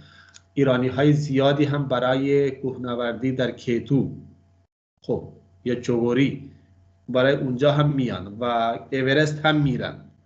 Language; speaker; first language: Persian; non-native, fluent; Urdu